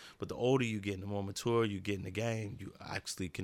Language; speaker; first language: English; native; English